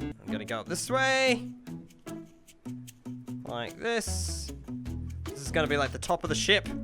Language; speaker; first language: English; native; English